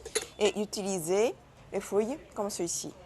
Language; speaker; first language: French; non-native, learner; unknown